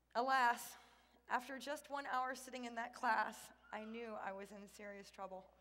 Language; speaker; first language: English; native; English